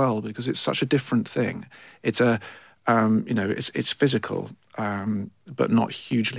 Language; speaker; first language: English; native; English